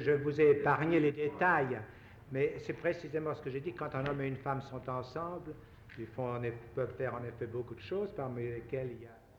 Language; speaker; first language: French; native; French